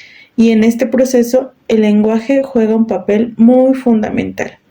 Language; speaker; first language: Spanish; native; Spanish